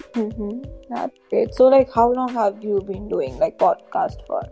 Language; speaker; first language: English; non-native, local second language; Hindi